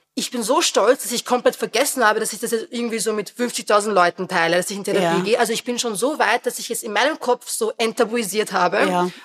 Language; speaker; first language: German; native; German